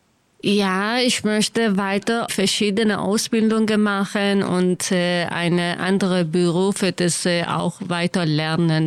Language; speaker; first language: German; non-native, learner; Kurdish